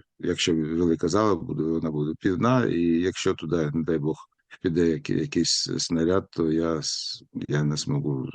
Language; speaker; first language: Ukrainian; non-native, local second language; Russian